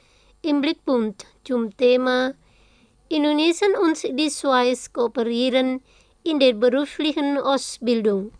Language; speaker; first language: German; non-native, learner; Indonesian